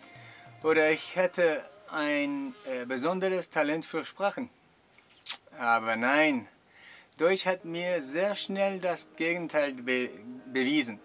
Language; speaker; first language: German; non-native, learner; Chinese